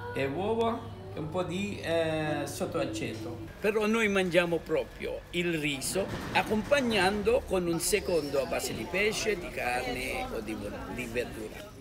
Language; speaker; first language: Italian; non-native, fluent; Filipino